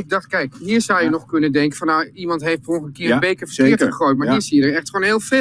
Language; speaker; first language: Dutch; native; Dutch